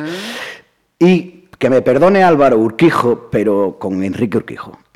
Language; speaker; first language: Spanish; native; Spanish